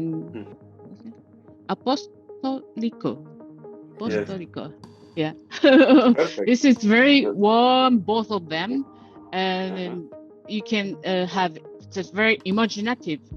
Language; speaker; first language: English; non-native, learner; Japanese